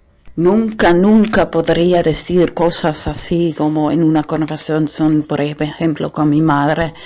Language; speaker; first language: Spanish; non-native, fluent; German